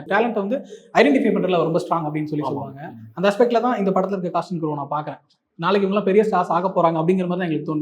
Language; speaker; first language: Tamil; native; Tamil